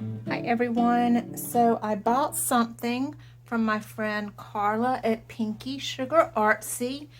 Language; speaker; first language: English; native; English